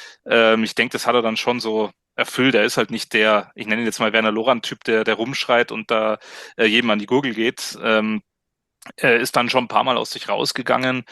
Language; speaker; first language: German; native; German